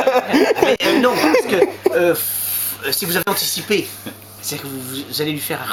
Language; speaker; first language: French; native; French